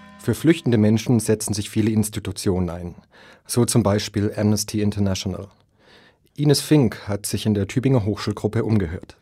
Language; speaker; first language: German; native; German